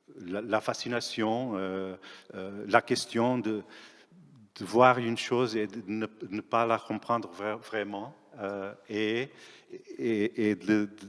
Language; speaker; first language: French; non-native, fluent; Portuguese